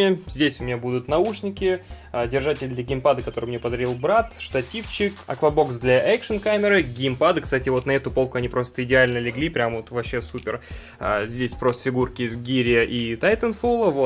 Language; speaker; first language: Russian; native; Russian